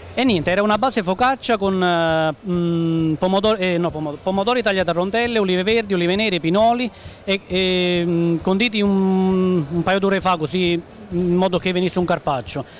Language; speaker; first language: Italian; native; Italian